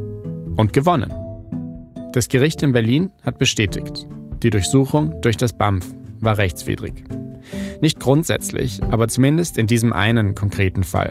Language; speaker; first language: German; native; German